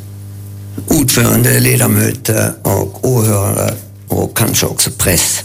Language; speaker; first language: Swedish; non-native, fluent; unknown